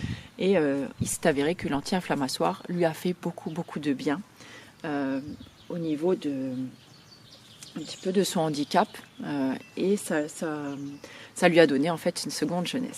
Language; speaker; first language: French; native; French